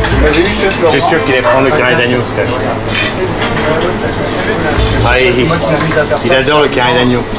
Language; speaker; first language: French; native; French